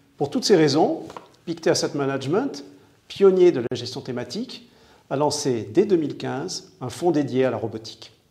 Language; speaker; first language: French; native; French